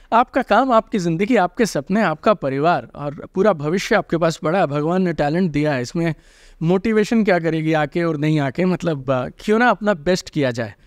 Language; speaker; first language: Hindi; native; Hindi